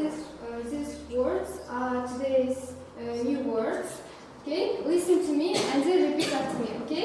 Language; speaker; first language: English; non-native, learner; Kazakh